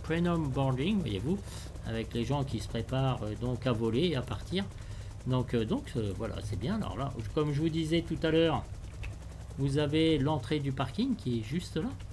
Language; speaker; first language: French; native; French